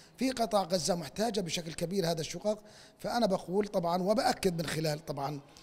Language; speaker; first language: Arabic; native; Arabic